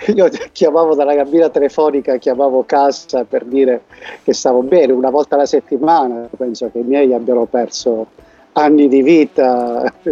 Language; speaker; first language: Italian; native; Italian